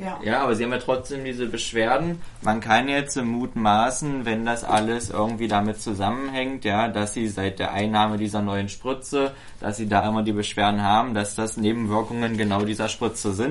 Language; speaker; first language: German; native; German